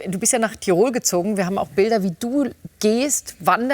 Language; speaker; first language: German; native; German